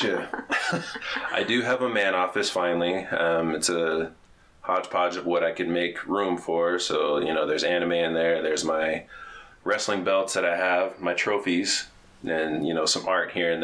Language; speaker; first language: English; native; English